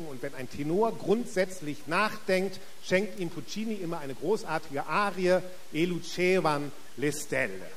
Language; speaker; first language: German; native; German